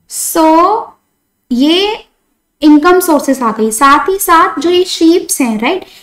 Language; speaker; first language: Hindi; non-native, local second language; Marathi